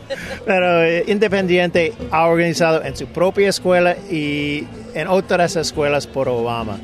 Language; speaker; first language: Spanish; non-native, fluent; English